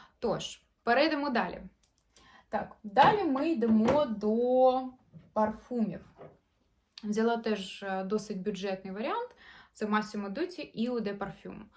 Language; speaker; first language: Ukrainian; non-native, local second language; Russian